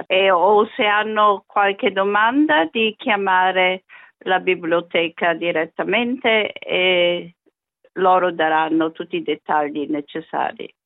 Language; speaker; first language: Italian; early bilingual, other home language; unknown